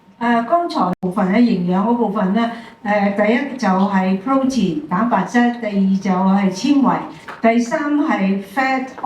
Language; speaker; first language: Cantonese; native; Cantonese